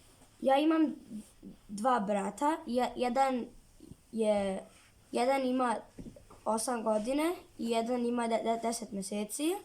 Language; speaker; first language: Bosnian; early bilingual, heritage; Serbian